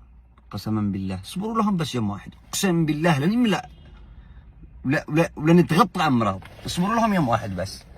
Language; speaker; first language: Arabic; native; Arabic